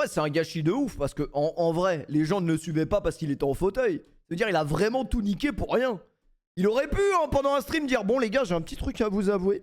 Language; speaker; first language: French; native; French